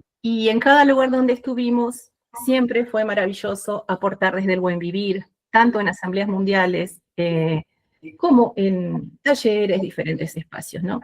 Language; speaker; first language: Spanish; native; Spanish